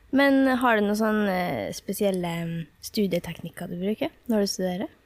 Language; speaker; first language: Norwegian; native; Norwegian